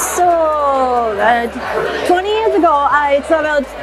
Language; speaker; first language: English; non-native, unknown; Japanese